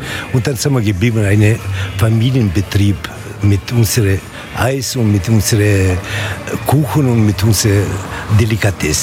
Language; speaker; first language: German; non-native, fluent; Italian